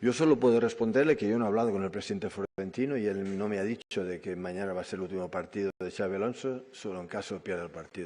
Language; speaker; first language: Spanish; native; Spanish